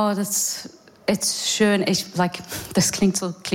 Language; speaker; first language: German; non-native, learner; English